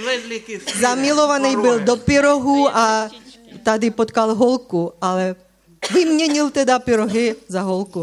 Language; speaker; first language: Czech; non-native, fluent; Ukrainian